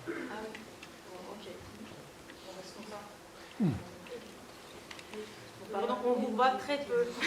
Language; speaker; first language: French; non-native, fluent; Russian